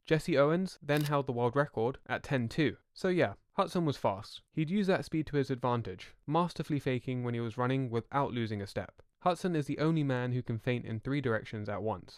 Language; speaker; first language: English; native; English